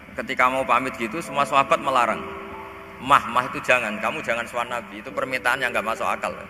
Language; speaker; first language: Indonesian; non-native, local second language; Javanese